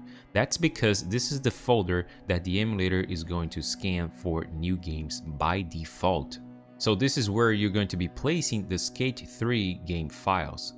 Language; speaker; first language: English; non-native, fluent; Portuguese